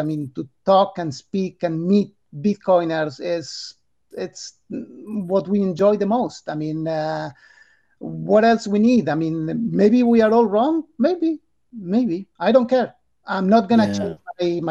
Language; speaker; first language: English; non-native, fluent; Spanish